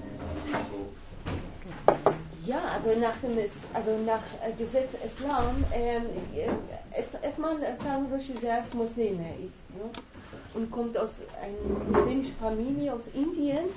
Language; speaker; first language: German; non-native, fluent; Persian